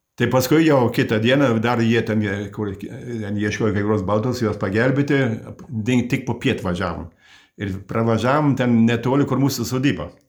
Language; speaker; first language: Lithuanian; early bilingual, heritage; Lithuanian